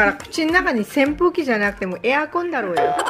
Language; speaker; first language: Japanese; non-native, learner; Filipino